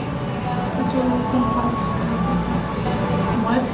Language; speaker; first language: French; non-native, fluent; Korean